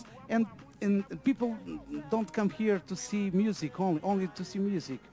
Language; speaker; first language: English; non-native, learner; Portuguese